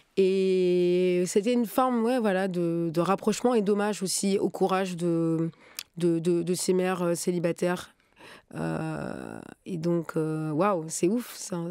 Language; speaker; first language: French; native; French